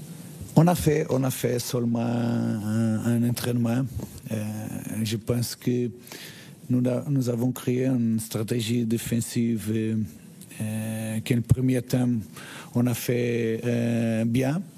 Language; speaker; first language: French; non-native, learner; Portuguese